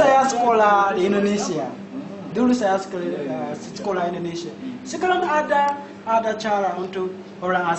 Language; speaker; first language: Indonesian; non-native, learner; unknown